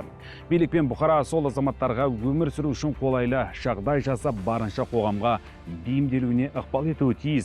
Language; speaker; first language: Kazakh; native; Kazakh